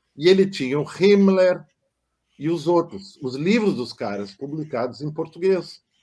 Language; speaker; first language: Portuguese; non-native, local second language; German